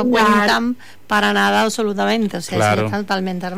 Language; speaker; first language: Spanish; native; Spanish